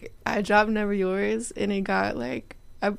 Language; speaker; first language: English; native; English